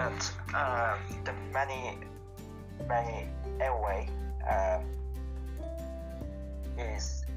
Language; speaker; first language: English; non-native, learner; Korean